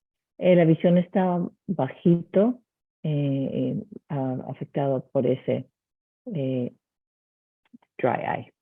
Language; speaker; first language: Spanish; early bilingual, heritage; Spanish